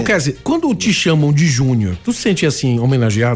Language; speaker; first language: Portuguese; native; Portuguese